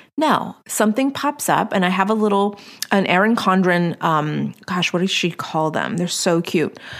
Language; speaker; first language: English; early bilingual, other home language; Spanish